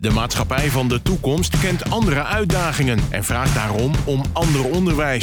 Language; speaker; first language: Dutch; native; Dutch